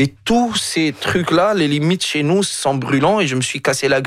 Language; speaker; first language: French; non-native, local second language; Arabic